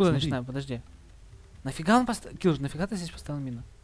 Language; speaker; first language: Russian; native; Russian